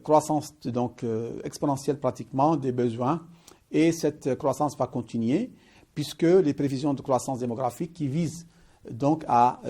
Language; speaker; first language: French; non-native, local second language; Arabic